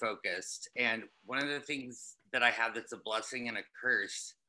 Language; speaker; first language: English; native; English